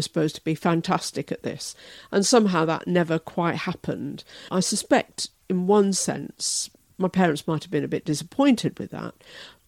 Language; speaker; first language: English; native; English